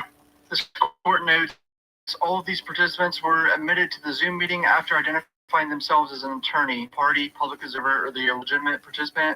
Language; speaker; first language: English; native; English